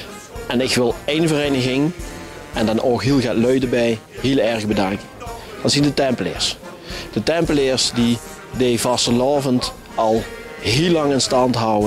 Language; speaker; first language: Dutch; non-native, local second language; Limburgish